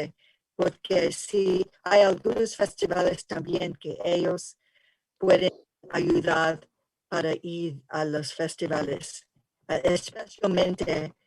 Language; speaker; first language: Spanish; early bilingual, heritage; English